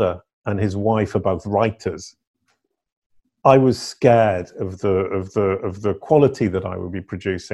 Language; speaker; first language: English; native; English